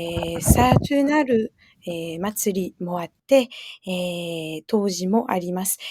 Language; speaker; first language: Japanese; non-native, fluent; French